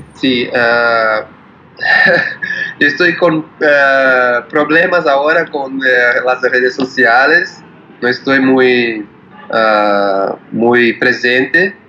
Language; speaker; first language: Spanish; non-native, learner; Portuguese